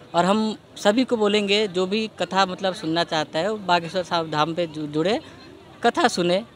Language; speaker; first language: Hindi; native; Hindi